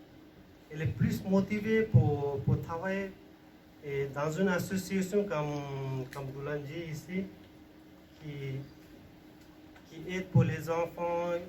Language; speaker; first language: French; non-native, learner; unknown